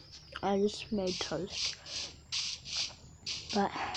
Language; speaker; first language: English; native; English